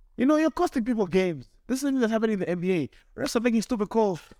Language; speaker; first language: English; non-native, local second language; Swahili